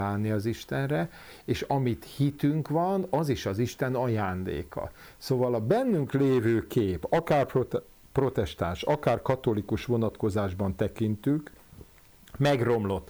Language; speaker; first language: Hungarian; native; Hungarian